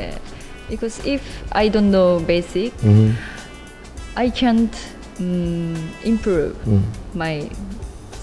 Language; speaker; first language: English; non-native, learner; Japanese